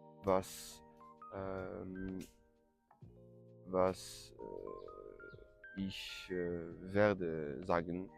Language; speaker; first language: German; non-native, learner; French